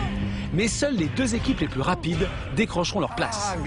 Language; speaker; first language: French; native; French